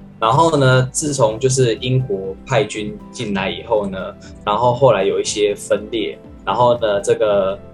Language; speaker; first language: Chinese; native; Chinese